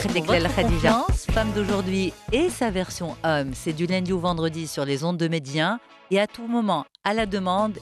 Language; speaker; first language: French; non-native, local second language; Arabic